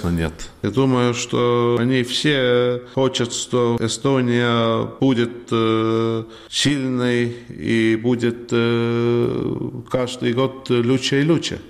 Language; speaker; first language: Russian; non-native, learner; Estonian